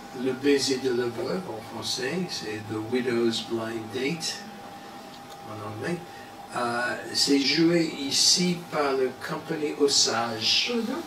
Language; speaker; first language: French; non-native, learner; English